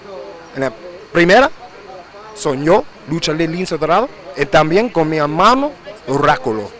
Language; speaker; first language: Spanish; early bilingual, heritage; English